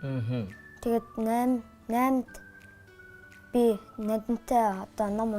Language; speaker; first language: Mongolian; early bilingual, heritage; Mongolian